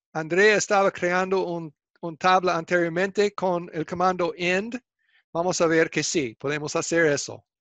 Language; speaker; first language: Spanish; non-native, fluent; English